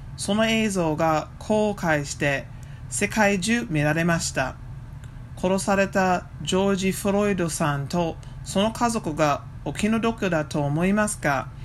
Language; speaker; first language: Japanese; non-native, fluent; English